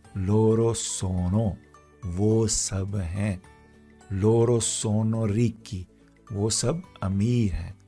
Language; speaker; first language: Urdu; non-native, local second language; Punjabi